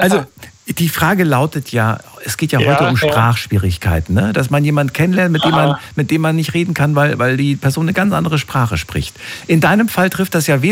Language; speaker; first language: German; native; German